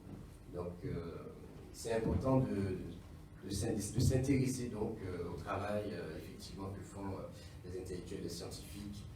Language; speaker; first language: French; non-native, local second language; Haitian Creole